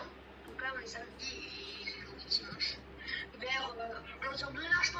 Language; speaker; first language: French; native; French